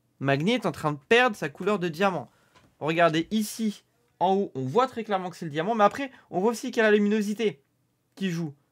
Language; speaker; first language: French; native; French